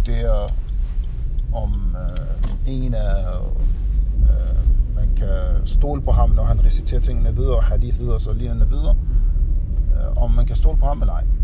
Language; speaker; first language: Danish; non-native, fluent; Arabic